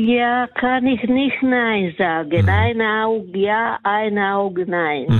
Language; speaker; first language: German; non-native, learner; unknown